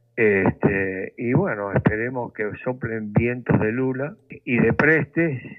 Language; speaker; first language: Spanish; native; Spanish